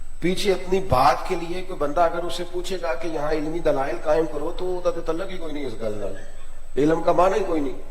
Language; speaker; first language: Urdu; non-native, local second language; Punjabi